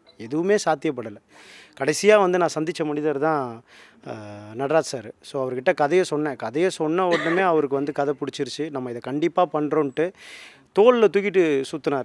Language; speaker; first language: Tamil; native; Tamil